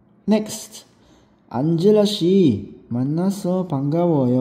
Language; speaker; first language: Korean; non-native, fluent; Filipino